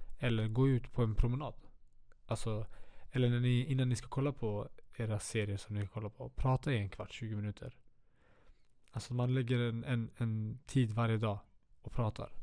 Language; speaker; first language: Swedish; native; Swedish